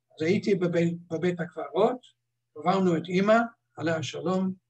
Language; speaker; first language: Hebrew; non-native, fluent; English